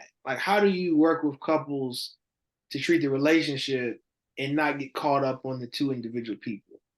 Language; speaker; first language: English; native; English